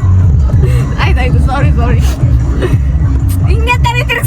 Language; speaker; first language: Kannada; native; Kannada